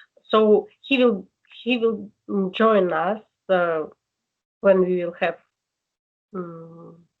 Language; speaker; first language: English; non-native, learner; Russian